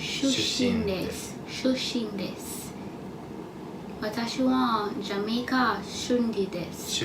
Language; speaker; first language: Japanese; non-native, learner; English